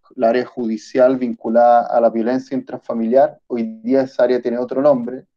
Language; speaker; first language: Spanish; early bilingual, other home language; Italian